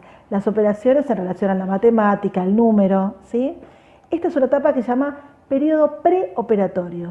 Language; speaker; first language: Spanish; native; Spanish